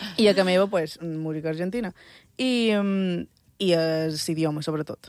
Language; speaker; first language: Catalan; early bilingual, other home language; Spanish